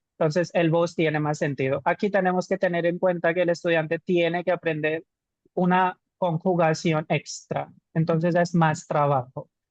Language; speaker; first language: Spanish; non-native, fluent; Hindi